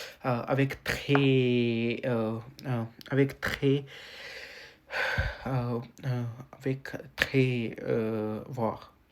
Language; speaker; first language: French; non-native, learner; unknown